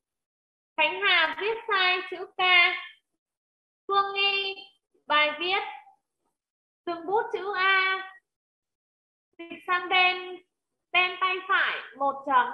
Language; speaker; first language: Vietnamese; native; Vietnamese